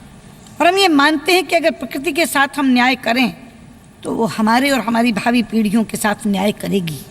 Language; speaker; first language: Hindi; native; Hindi